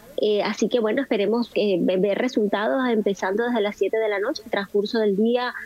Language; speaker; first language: Spanish; native; Spanish